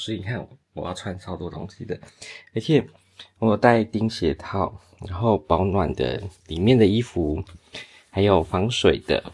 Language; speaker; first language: Chinese; native; Chinese